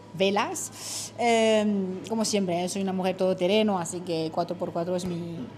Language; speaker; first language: Spanish; non-native, fluent; French